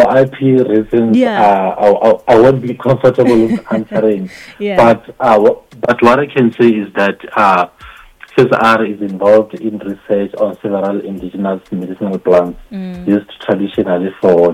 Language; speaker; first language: English; non-native, local second language; Northern Sotho